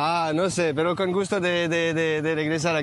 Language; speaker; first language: Spanish; non-native, learner; French